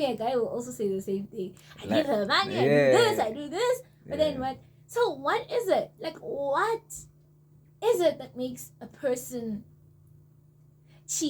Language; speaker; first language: English; non-native, local second language; Zulu